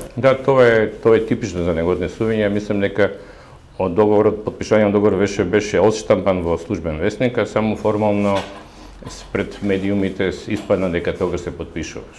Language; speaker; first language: Macedonian; native; Macedonian